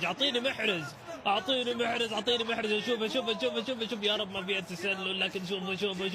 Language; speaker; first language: Arabic; native; Arabic